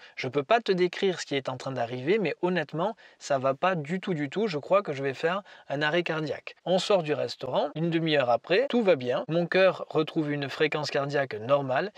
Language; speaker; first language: French; native; French